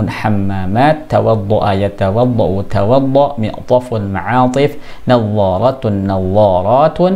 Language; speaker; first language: Arabic; non-native, fluent; Indonesian